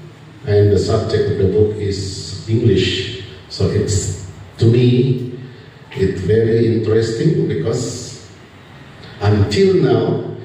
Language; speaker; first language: English; non-native, fluent; Indonesian